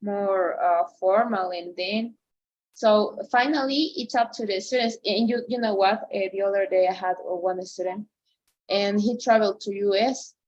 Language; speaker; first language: English; non-native, fluent; Spanish